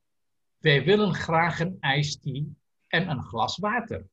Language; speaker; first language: Dutch; non-native, learner; Indonesian